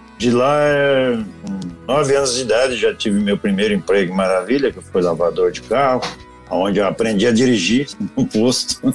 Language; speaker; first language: Portuguese; native; Portuguese